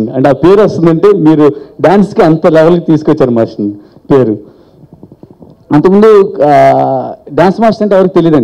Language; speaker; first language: Telugu; native; Telugu